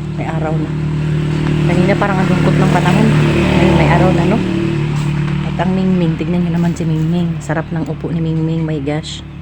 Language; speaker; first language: Filipino; non-native, local second language; Cebuano